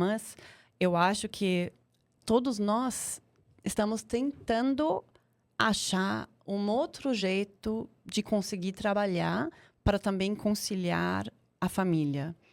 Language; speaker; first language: Portuguese; non-native, fluent; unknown